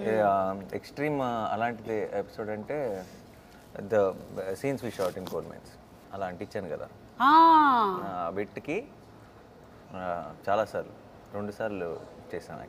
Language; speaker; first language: Telugu; native; Telugu